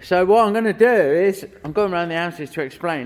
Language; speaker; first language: English; native; English